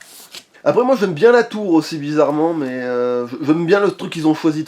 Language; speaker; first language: French; native; French